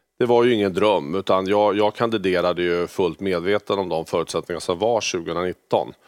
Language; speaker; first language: Swedish; native; Swedish